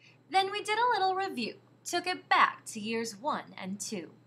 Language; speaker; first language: English; native; English